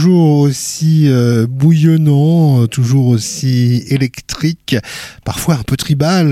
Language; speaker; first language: French; native; French